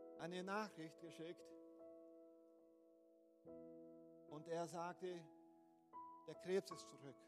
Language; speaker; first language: German; non-native, fluent; Portuguese